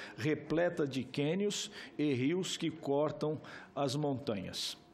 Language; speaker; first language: Portuguese; native; Portuguese